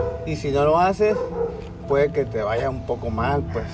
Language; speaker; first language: Spanish; native; Spanish